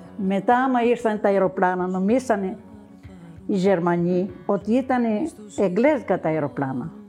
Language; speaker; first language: Greek; native; Greek